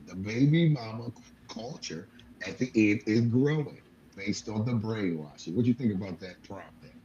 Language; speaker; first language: English; native; English